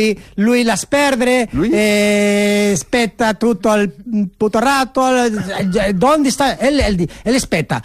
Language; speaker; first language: Spanish; native; Spanish